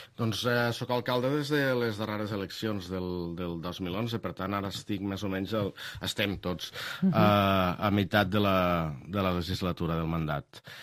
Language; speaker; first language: Catalan; native; Catalan